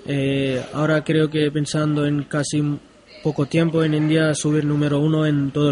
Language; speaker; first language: Spanish; non-native, learner; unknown